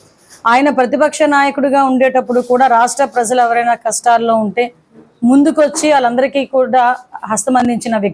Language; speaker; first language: Telugu; native; Telugu